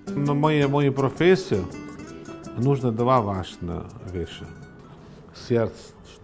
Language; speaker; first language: Russian; non-native, learner; Italian